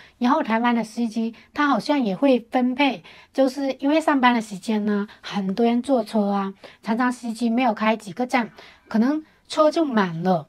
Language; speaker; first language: Chinese; native; Chinese